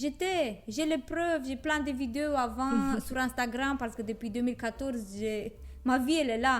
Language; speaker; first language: French; non-native, fluent; Romanian